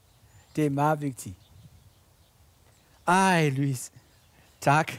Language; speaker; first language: Danish; non-native, fluent; French